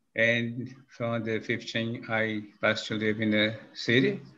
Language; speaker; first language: English; non-native, learner; Portuguese